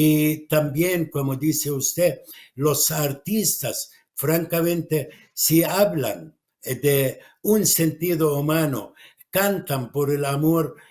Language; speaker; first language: Spanish; non-native, fluent; Arabic